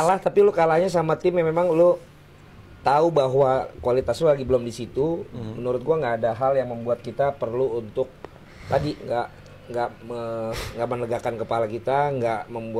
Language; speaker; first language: Indonesian; native; Indonesian